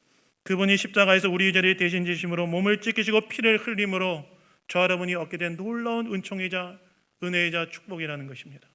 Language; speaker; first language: Korean; native; Korean